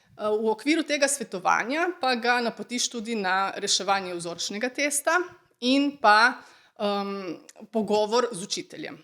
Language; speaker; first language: Slovenian; native; Slovenian